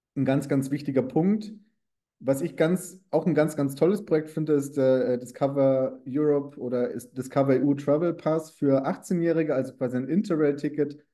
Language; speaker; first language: German; native; German